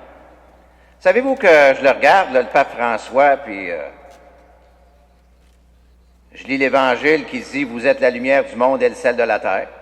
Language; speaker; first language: French; native; French